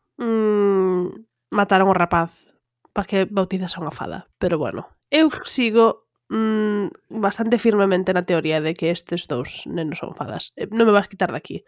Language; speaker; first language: Galician; native; Galician